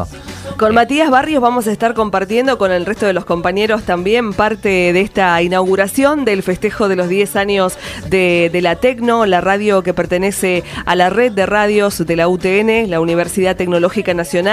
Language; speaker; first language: Spanish; native; Spanish